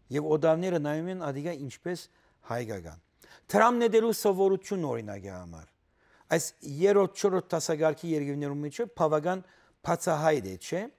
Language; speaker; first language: Armenian; early bilingual, heritage; Armenian